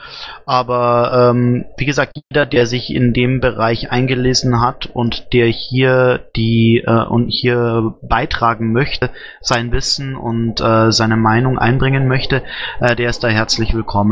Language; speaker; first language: German; native; German